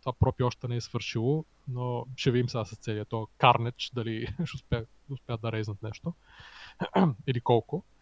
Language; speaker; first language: Bulgarian; native; Bulgarian